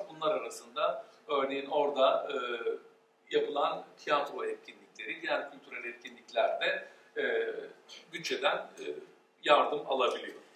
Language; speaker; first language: Turkish; early bilingual, heritage; Turkish